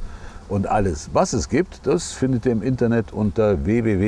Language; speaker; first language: German; native; German